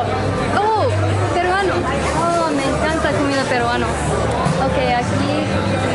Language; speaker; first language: Spanish; non-native, learner; English